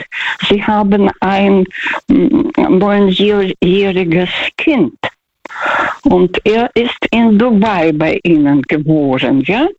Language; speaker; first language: German; non-native, fluent; Russian